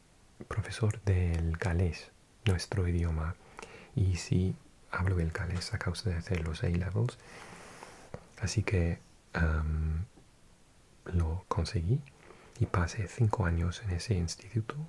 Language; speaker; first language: Spanish; non-native, fluent; English